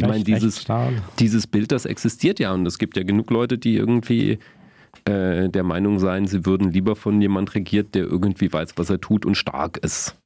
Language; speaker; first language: German; native; German